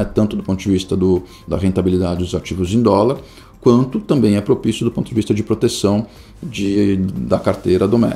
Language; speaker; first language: Portuguese; native; Portuguese